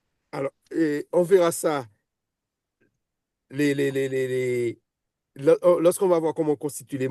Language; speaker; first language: French; native; French